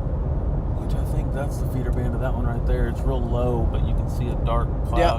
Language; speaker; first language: English; native; English